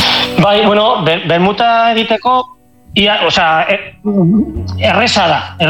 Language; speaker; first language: Basque; non-native, local second language; Spanish